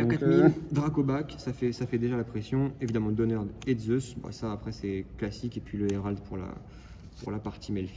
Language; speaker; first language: French; native; French